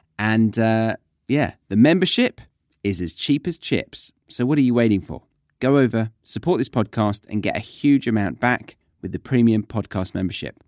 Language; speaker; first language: English; native; English